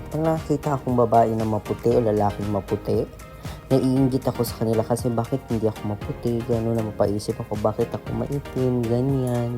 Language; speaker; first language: Filipino; non-native, local second language; Cebuano